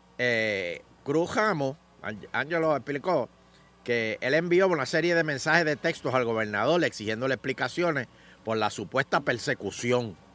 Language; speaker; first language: Spanish; native; Spanish